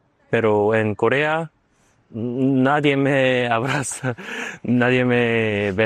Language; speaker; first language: Spanish; non-native, learner; Korean